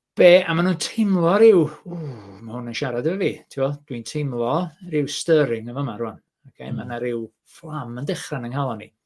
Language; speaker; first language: Welsh; native; Welsh